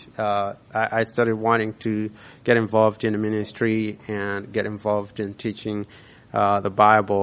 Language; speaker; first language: English; non-native, local second language; Nyanja